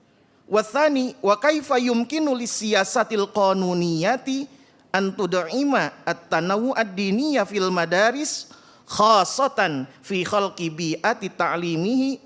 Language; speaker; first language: Arabic; non-native, fluent; Indonesian